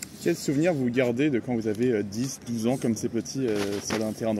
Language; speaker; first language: French; native; French